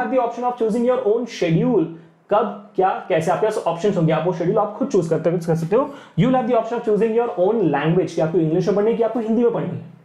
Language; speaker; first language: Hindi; native; Hindi